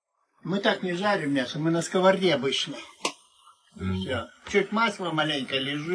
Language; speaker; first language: Russian; native; Russian